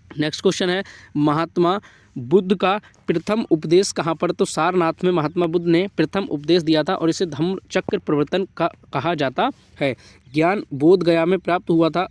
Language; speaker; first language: Hindi; native; Hindi